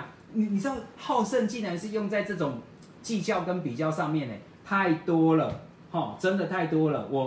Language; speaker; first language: Chinese; native; Chinese